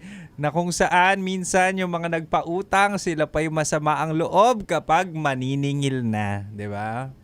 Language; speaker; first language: Filipino; native; Filipino